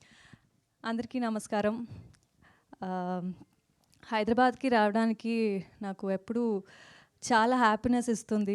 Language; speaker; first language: Telugu; non-native, fluent; Kannada